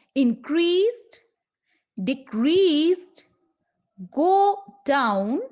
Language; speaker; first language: English; non-native, local second language; Punjabi